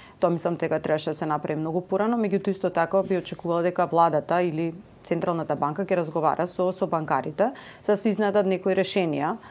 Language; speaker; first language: Macedonian; native; Macedonian